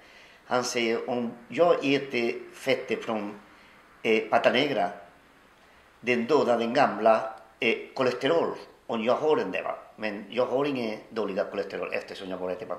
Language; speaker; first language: Swedish; non-native, fluent; Spanish